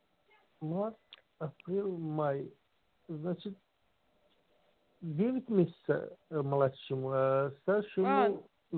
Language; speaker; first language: Russian; non-native, learner; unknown